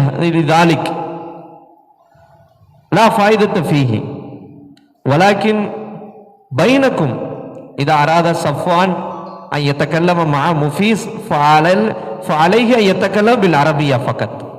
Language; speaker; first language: Arabic; non-native, fluent; Tamil